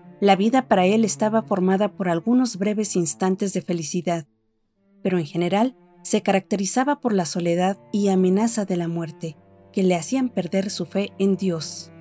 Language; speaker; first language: Spanish; native; Spanish